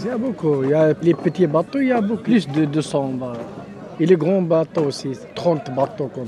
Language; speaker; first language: French; non-native, learner; Arabic